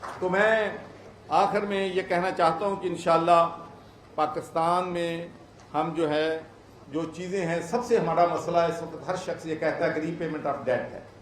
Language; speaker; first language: Urdu; non-native, local second language; Punjabi